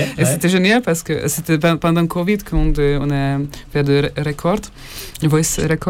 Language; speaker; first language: French; non-native, learner; Hungarian